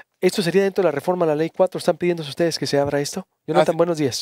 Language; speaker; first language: Spanish; native; Spanish